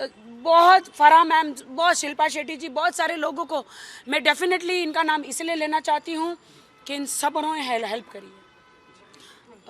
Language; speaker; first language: Hindi; native; Hindi